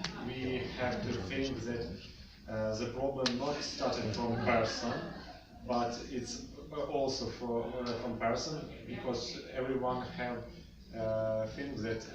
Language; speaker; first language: English; non-native, learner; Russian